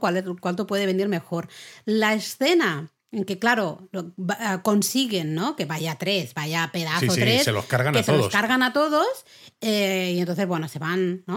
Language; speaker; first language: Spanish; native; Spanish